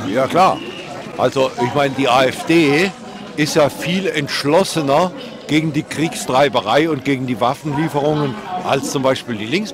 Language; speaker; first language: German; native; German